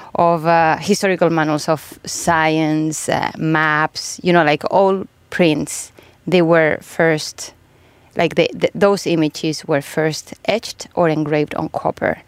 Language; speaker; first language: English; non-native, fluent; Spanish